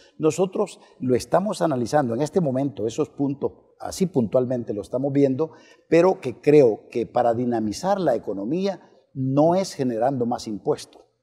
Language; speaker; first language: Spanish; native; Spanish